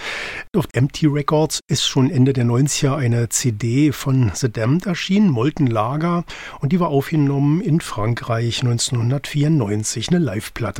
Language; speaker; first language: German; native; German